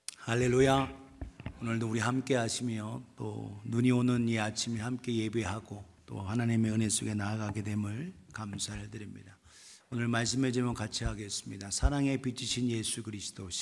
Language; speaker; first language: Korean; native; Korean